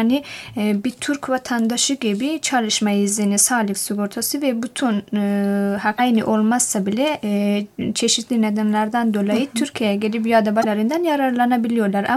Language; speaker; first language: Turkish; non-native, fluent; Persian